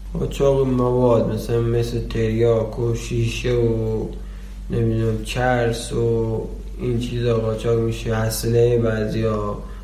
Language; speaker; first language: Persian; non-native, local second language; Baluchi